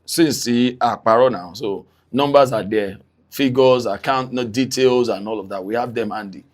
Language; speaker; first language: English; non-native, local second language; Yoruba